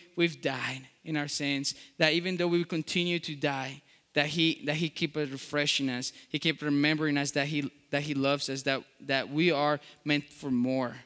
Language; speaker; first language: English; non-native, fluent; Spanish